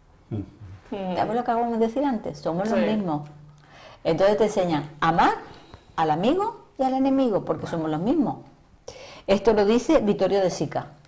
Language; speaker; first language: Spanish; native; Spanish